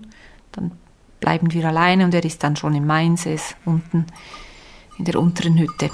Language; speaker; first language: German; native; German